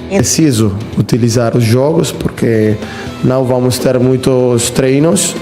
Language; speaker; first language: Portuguese; non-native, fluent; Italian